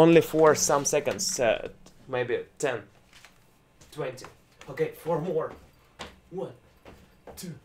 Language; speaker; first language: English; non-native, learner; Russian